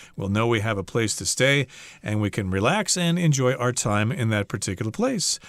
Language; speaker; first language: English; native; English